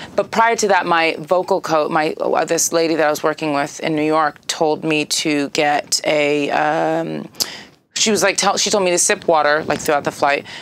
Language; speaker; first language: English; native; English